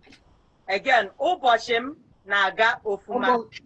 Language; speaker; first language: Igbo; native; Igbo